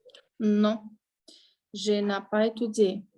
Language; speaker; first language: French; non-native, learner; Portuguese